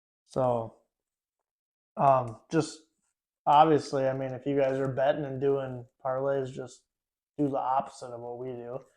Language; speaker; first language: English; native; English